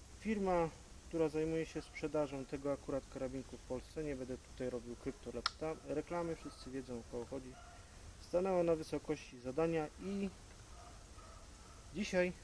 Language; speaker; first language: Polish; native; Polish